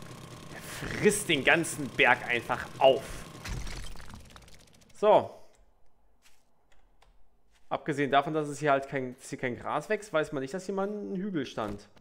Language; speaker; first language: German; native; German